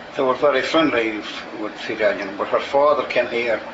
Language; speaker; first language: English; native; English